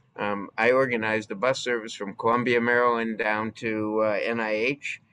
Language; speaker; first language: English; native; English